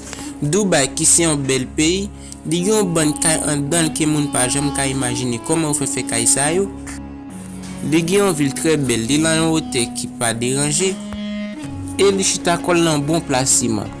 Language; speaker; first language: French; non-native, learner; Haitian Creole